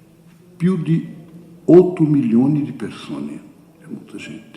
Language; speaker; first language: Italian; non-native, fluent; Portuguese